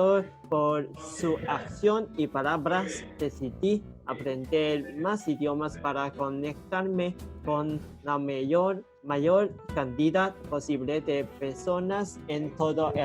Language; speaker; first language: Spanish; non-native, learner; Cantonese